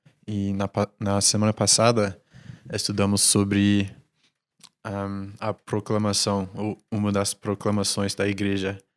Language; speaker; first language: Portuguese; non-native, fluent; English